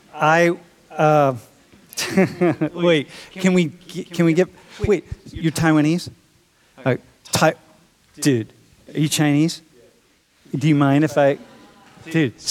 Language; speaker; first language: English; native; English